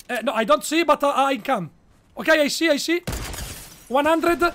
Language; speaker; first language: English; non-native, learner; Italian